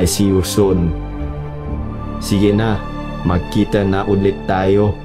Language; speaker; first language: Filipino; non-native, learner; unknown